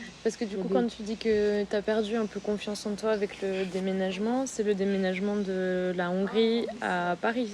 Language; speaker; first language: French; native; French